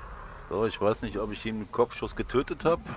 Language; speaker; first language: German; native; German